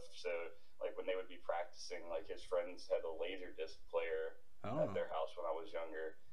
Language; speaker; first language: English; native; English